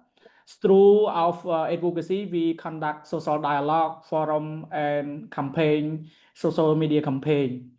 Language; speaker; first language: English; non-native, learner; Khmer